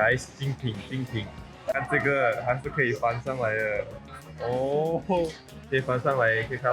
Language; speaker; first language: Chinese; native; Chinese